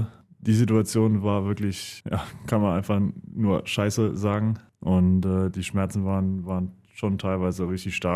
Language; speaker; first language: German; native; German